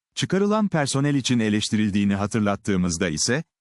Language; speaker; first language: Turkish; native; Turkish